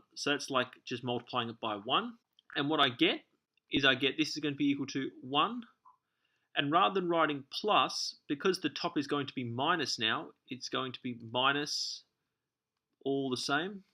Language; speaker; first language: English; native; English